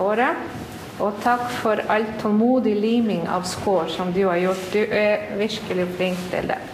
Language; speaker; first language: Norwegian; non-native, fluent; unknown